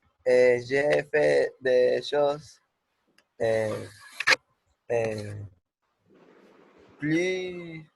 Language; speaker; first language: French; non-native, learner; Spanish